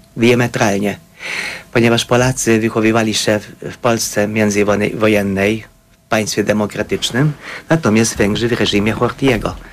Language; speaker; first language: Polish; non-native, fluent; Hungarian